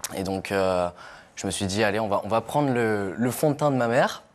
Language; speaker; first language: French; native; French